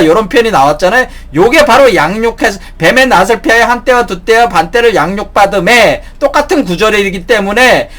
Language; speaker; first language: Korean; native; Korean